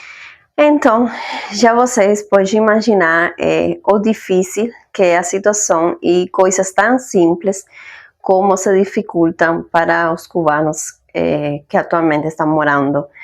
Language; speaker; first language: Portuguese; non-native, fluent; Spanish